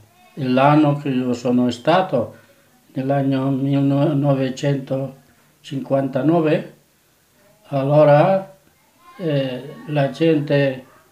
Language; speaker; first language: Italian; non-native, learner; Catalan